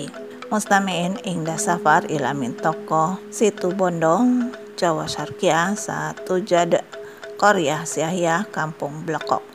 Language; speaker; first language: Arabic; non-native, fluent; Indonesian